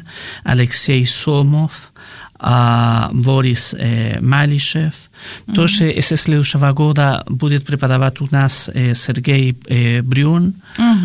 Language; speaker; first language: Russian; non-native, fluent; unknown